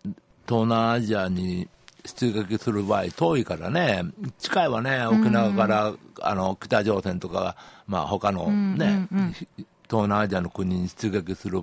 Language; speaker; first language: Japanese; native; Japanese